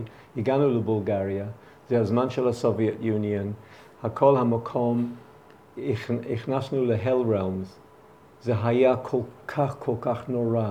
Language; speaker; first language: Hebrew; non-native, fluent; English